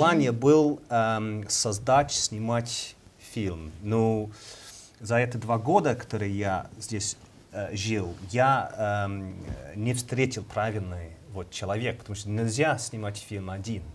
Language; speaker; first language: Russian; non-native, learner; English